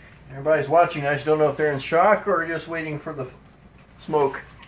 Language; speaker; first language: English; early bilingual, other home language; Czech